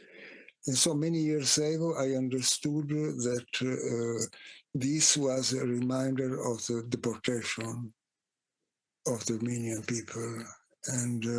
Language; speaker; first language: English; non-native, fluent; Italian